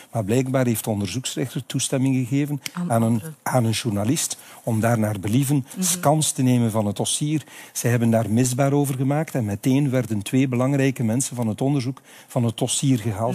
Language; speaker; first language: Dutch; native; Dutch